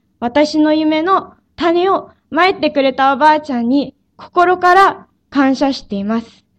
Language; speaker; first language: Japanese; non-native, fluent; English